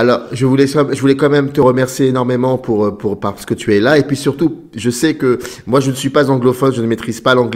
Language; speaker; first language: French; native; French